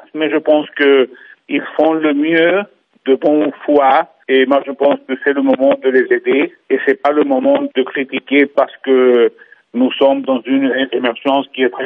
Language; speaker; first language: French; non-native, fluent; Spanish